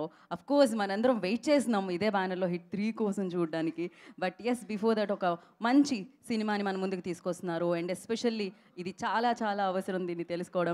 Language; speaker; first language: Telugu; native; Telugu